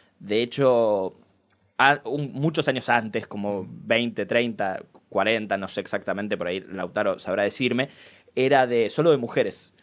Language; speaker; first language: Spanish; native; Spanish